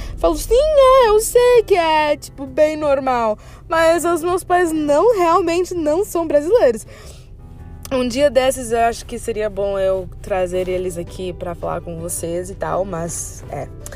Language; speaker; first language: Portuguese; non-native, fluent; English